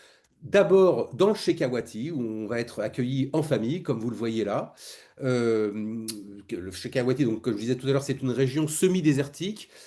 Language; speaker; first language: French; native; French